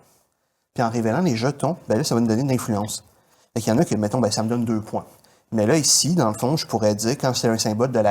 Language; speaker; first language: French; native; French